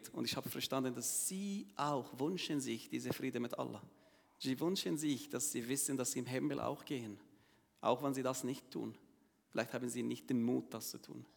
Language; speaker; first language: German; non-native, learner; Arabic